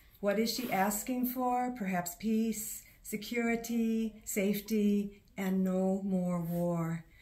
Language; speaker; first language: English; native; English